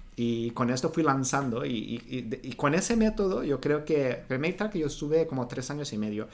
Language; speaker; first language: Spanish; non-native, fluent; Portuguese